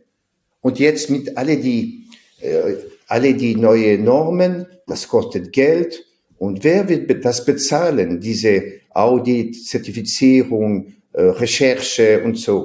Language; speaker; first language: German; non-native, fluent; French